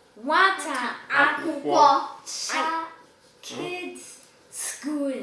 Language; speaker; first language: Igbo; early bilingual, heritage; Igbo